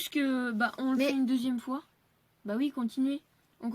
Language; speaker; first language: French; native; French